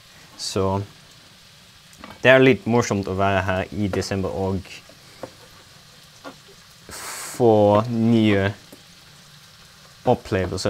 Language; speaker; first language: Norwegian; non-native, learner; Dutch